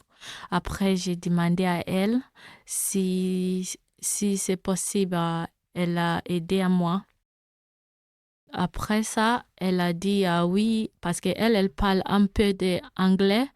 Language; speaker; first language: French; non-native, learner; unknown